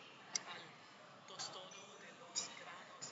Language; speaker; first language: Spanish; non-native, learner; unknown